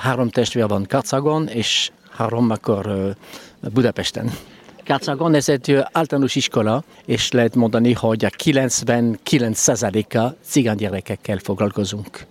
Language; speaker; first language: Hungarian; non-native, learner; French